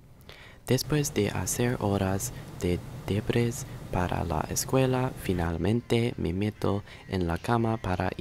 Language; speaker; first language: Spanish; non-native, learner; English